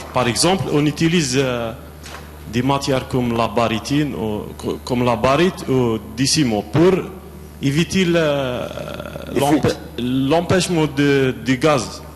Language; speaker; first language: French; non-native, local second language; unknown